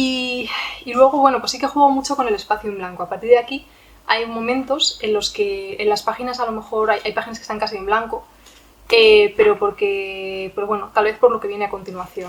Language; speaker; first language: Spanish; native; Spanish